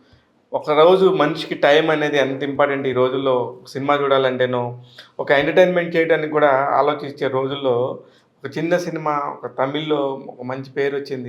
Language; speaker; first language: Telugu; native; Telugu